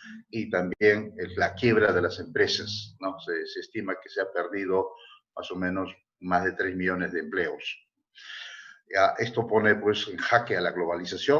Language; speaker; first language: Spanish; native; Spanish